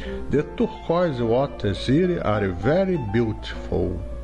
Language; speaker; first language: English; non-native, fluent; Portuguese